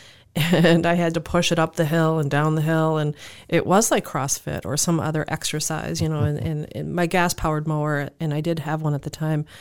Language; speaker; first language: English; native; English